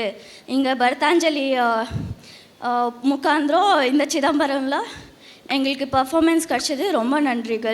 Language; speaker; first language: Tamil; non-native, learner; Kannada